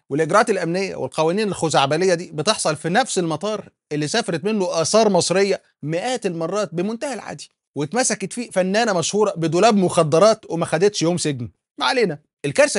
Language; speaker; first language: Arabic; native; Arabic